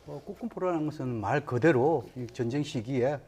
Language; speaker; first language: Korean; native; Korean